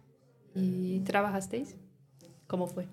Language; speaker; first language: Spanish; non-native, learner; English